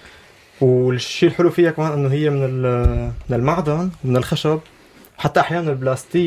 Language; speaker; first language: German; non-native, learner; Arabic